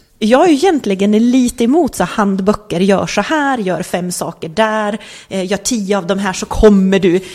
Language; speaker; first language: Swedish; native; Swedish